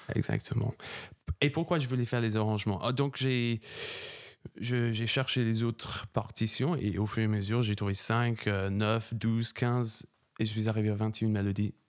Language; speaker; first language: French; non-native, fluent; English